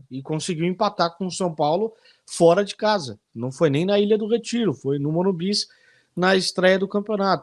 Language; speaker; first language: Portuguese; native; Portuguese